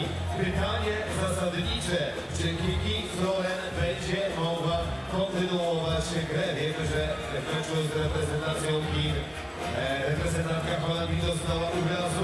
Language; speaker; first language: Polish; native; Polish